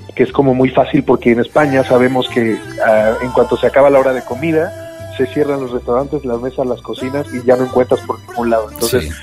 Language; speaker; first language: Spanish; native; Spanish